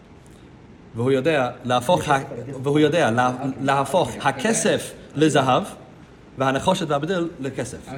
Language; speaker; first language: Hebrew; non-native, fluent; English